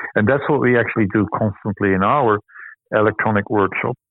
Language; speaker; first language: English; non-native, fluent; Dutch